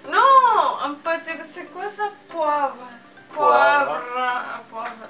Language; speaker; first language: French; non-native, learner; Indonesian